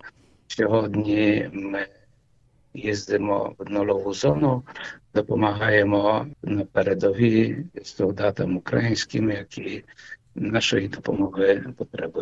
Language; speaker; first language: Ukrainian; early bilingual, heritage; Ukrainian